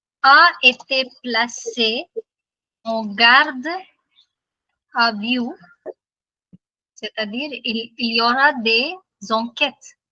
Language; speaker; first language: French; non-native, fluent; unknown